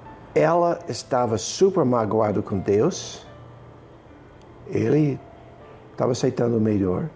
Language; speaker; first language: Portuguese; non-native, fluent; English